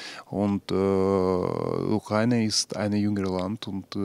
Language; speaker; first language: German; non-native, fluent; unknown